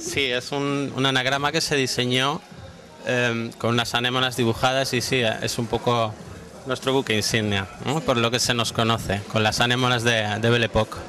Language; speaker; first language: Spanish; native; Spanish